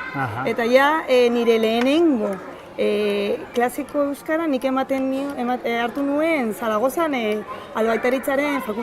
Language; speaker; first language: Basque; non-native, learner; Spanish